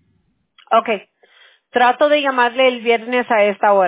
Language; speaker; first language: Spanish; early bilingual, heritage; Spanish